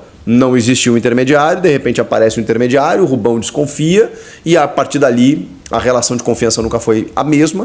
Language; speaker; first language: Portuguese; native; Portuguese